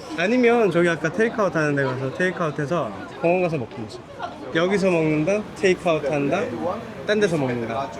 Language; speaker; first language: Korean; native; Korean